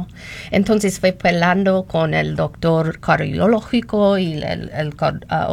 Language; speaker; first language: Spanish; non-native, learner; English